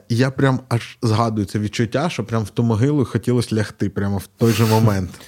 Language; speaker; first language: Ukrainian; native; Ukrainian